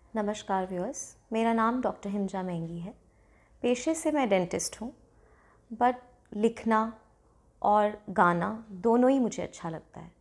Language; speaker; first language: Hindi; non-native, local second language; Dogri